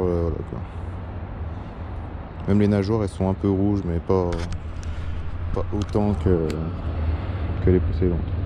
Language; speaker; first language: French; native; French